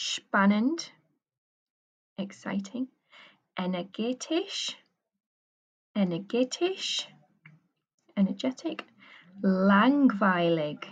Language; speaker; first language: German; non-native, fluent; English